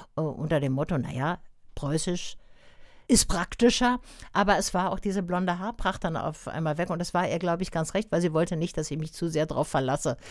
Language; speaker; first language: German; native; German